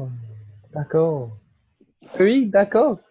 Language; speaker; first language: French; non-native, fluent; Portuguese